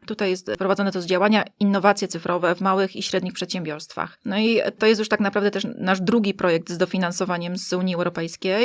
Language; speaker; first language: Polish; native; Polish